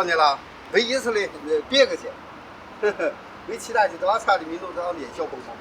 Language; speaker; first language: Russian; non-native, learner; Chinese